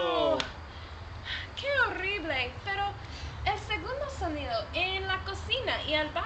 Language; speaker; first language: Spanish; non-native, learner; English